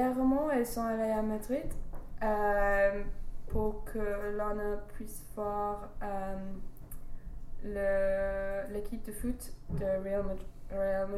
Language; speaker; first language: French; non-native, learner; English